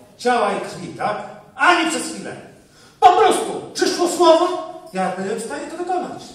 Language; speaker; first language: Polish; native; Polish